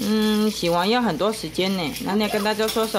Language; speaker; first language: Chinese; native; Chinese